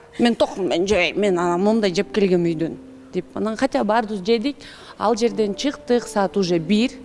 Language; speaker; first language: Kyrgyz; native; Kyrgyz